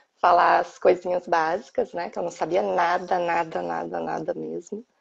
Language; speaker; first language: Portuguese; native; Portuguese